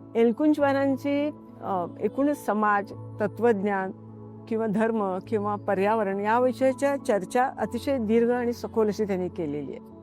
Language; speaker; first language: Marathi; native; Marathi